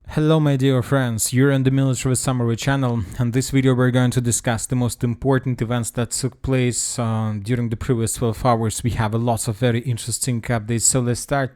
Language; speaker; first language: English; non-native, fluent; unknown